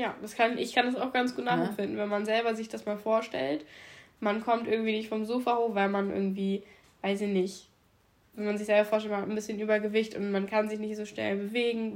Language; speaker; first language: German; native; German